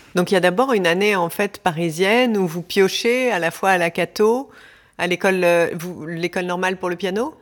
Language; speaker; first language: French; native; French